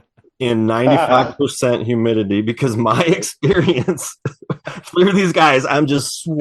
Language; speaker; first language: English; native; English